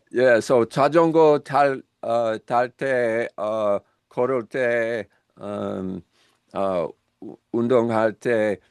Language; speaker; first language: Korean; non-native, learner; English